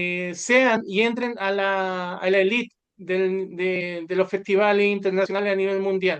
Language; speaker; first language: Spanish; native; Spanish